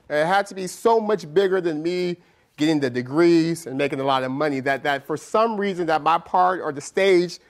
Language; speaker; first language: English; native; English